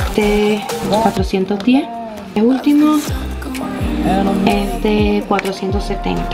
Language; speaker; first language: Spanish; native; Spanish